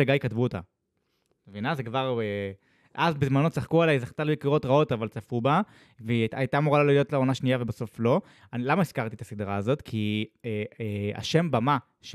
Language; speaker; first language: Hebrew; native; Hebrew